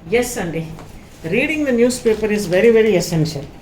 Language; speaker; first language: English; non-native, local second language; Telugu